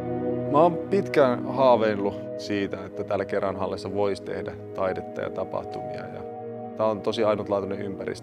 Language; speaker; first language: Finnish; native; Finnish